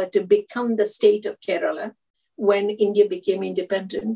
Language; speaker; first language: English; non-native, local second language; Malayalam